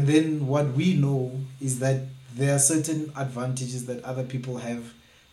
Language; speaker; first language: English; non-native, local second language; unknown